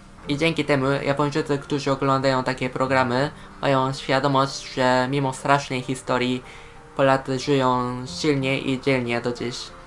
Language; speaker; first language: Polish; non-native, fluent; Japanese